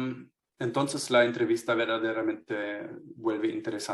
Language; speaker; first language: Spanish; non-native, fluent; German